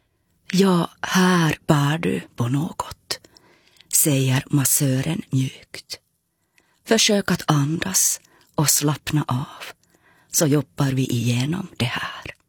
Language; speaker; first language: Swedish; native; Swedish